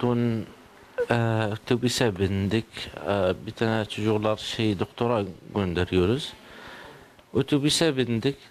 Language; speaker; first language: Turkish; non-native, learner; Arabic